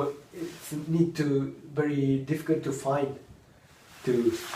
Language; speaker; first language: English; non-native, learner; Japanese